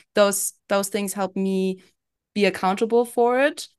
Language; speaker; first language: English; non-native, fluent; German